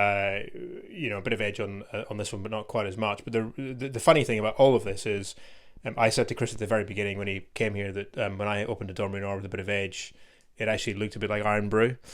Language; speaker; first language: English; native; English